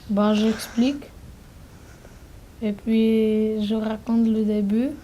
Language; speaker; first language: French; non-native, learner; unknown